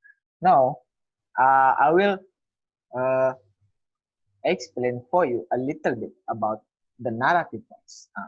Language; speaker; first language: English; non-native, learner; Indonesian